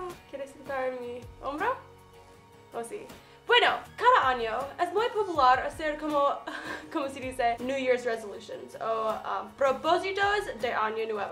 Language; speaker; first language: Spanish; non-native, fluent; English